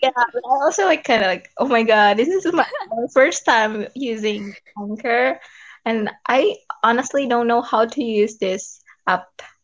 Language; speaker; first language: English; non-native, fluent; Indonesian